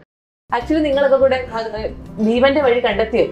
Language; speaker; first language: Malayalam; native; Malayalam